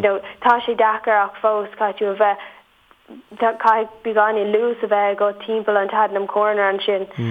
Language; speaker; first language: Irish; non-native, local second language; English